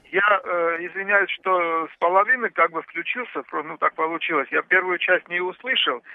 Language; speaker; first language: Russian; non-native, local second language; Armenian